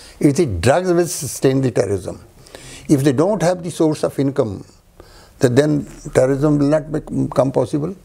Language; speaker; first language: English; non-native, local second language; Punjabi